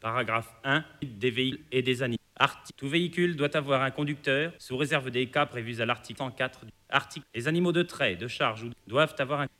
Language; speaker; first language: French; native; French